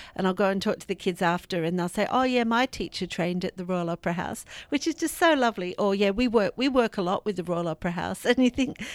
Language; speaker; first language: English; native; English